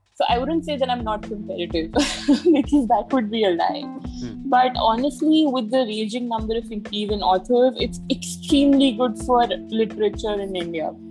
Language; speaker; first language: English; non-native, local second language; Hindi